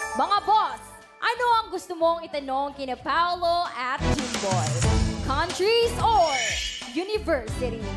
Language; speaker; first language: Filipino; native; Filipino